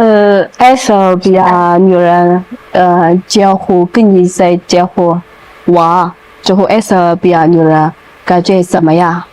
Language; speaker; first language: Chinese; non-native, learner; Amharic